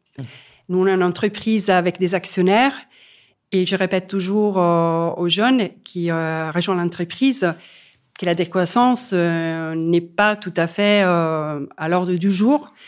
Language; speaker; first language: French; non-native, fluent; Italian